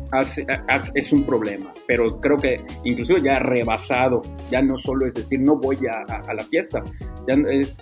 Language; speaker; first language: Spanish; native; Spanish